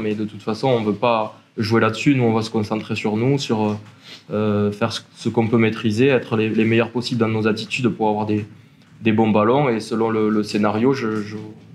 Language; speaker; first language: French; native; French